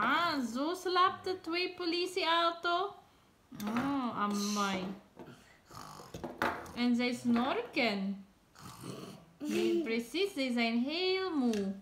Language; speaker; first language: Dutch; non-native, learner; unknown